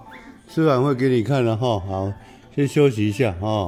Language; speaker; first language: Chinese; native; Chinese